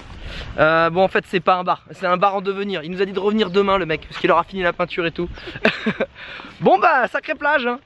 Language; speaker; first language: French; native; French